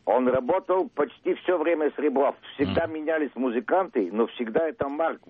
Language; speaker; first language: Russian; early bilingual, heritage; Russian